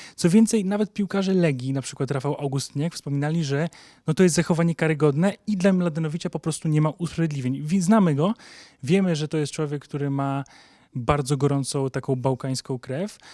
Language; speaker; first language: Polish; native; Polish